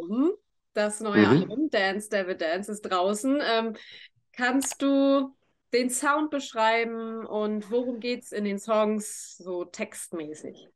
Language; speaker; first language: German; native; German